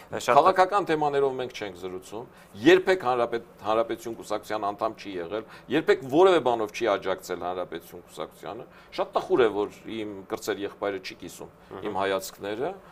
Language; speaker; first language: Armenian; native; Armenian